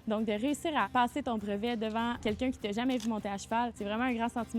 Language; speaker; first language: French; native; French